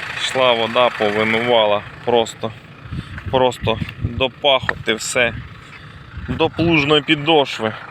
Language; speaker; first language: Ukrainian; native; Ukrainian